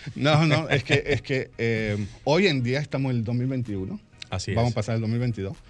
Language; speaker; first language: Spanish; early bilingual, heritage; Spanish